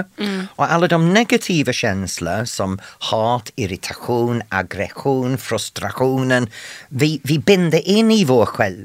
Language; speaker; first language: Swedish; non-native, fluent; English